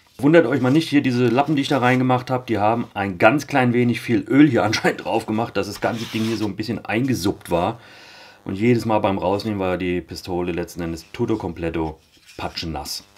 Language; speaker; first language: German; native; German